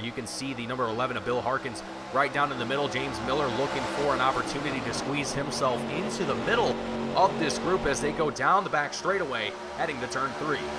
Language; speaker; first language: English; native; English